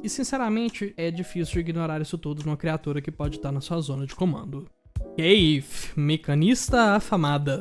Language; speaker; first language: Portuguese; native; Portuguese